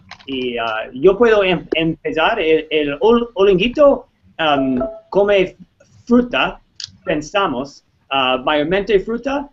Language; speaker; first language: Spanish; non-native, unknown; English